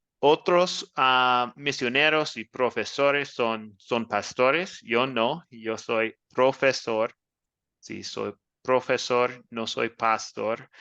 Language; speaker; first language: Spanish; non-native, learner; English